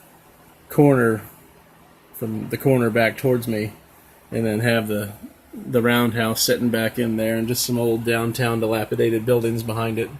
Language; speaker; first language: English; native; English